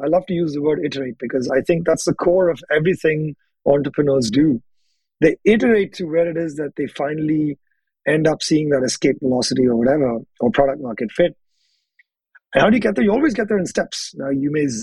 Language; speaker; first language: English; non-native, local second language; Telugu